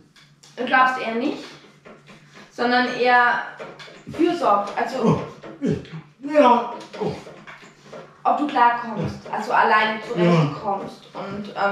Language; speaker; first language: German; native; German